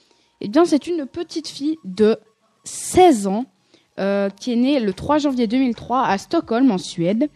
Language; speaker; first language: French; native; French